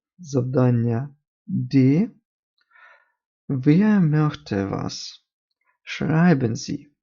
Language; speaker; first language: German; non-native, fluent; Ukrainian